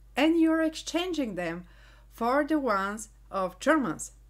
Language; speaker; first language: English; non-native, fluent; Bulgarian